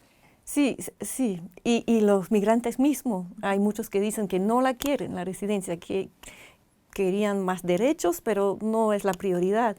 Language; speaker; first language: Spanish; non-native, fluent; French